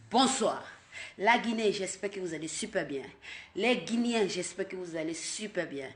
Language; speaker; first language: French; non-native, local second language; Dyula